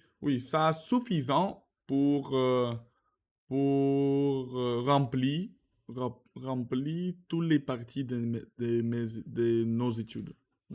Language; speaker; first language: French; non-native, learner; Russian